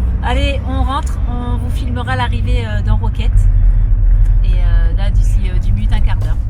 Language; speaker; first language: French; native; French